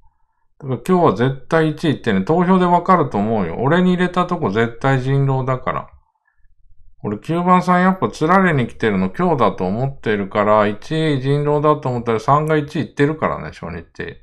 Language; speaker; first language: Japanese; native; Japanese